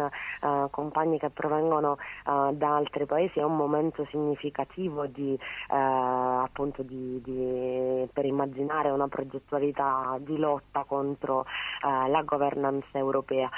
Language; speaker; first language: Italian; native; Italian